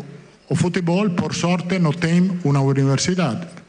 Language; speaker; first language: Portuguese; non-native, fluent; Italian